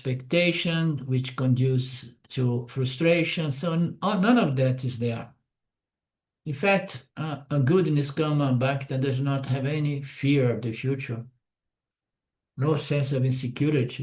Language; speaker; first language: English; non-native, fluent; Portuguese